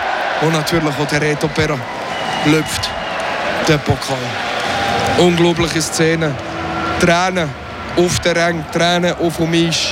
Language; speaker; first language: German; native; German